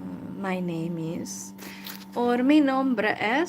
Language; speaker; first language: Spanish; non-native, learner; Hungarian